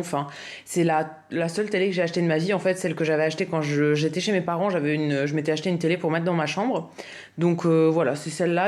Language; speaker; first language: French; native; French